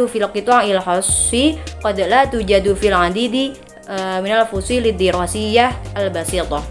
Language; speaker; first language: Arabic; non-native, learner; Indonesian